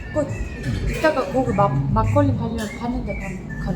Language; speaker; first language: Korean; non-native, fluent; Uzbek